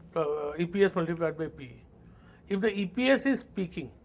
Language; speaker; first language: English; non-native, local second language; Hindi